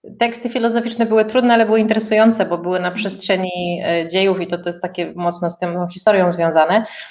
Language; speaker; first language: Polish; native; Polish